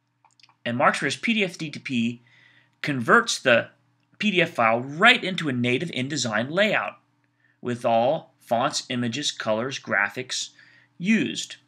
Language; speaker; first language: English; native; English